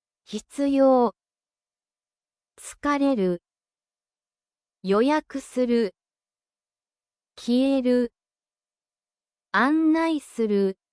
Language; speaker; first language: Japanese; native; Japanese